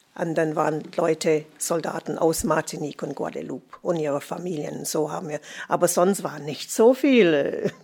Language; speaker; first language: German; non-native, fluent; English